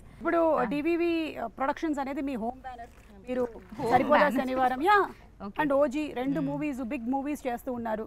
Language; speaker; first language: Telugu; native; Telugu